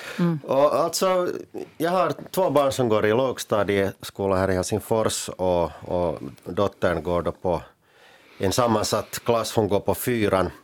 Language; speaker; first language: Swedish; native; Swedish